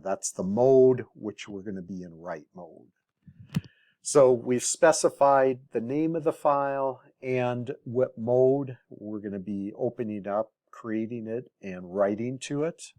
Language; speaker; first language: English; native; English